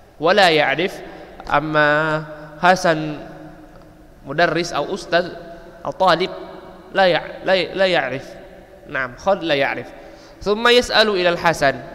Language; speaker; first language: Arabic; non-native, fluent; Indonesian